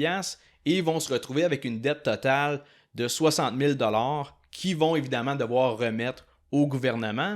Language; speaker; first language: French; native; French